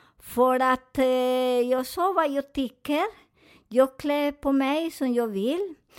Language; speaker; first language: Swedish; non-native, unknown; Spanish